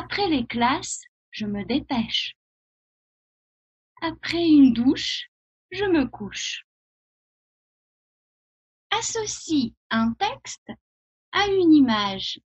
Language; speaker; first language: French; non-native, fluent; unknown